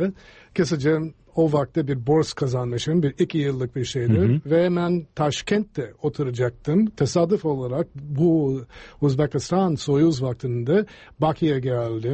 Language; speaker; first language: Turkish; non-native, fluent; English